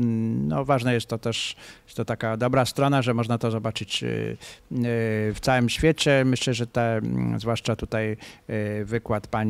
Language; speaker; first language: Polish; native; Polish